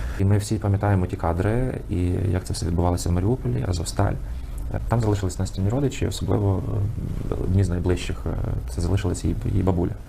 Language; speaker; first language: Ukrainian; native; Ukrainian